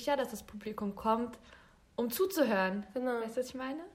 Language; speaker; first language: German; native; German